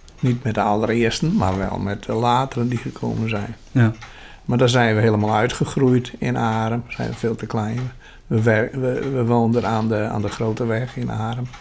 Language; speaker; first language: Dutch; non-native, local second language; Western Frisian